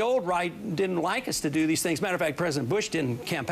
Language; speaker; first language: English; native; English